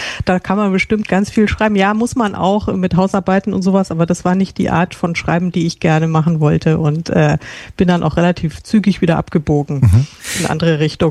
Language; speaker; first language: German; native; German